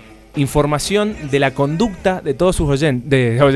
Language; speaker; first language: Spanish; native; Spanish